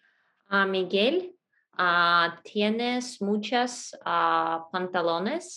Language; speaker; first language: Spanish; non-native, learner; Russian